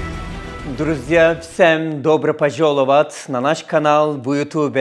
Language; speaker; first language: Russian; non-native, learner; Turkish